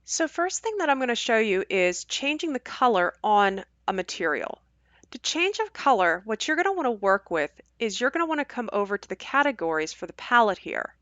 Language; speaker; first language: English; native; English